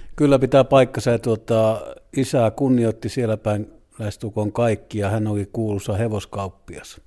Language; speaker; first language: Finnish; native; Finnish